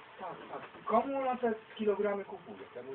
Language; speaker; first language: Polish; native; Polish